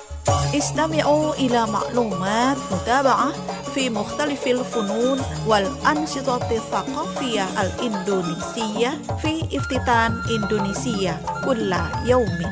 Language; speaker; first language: Arabic; non-native, fluent; Indonesian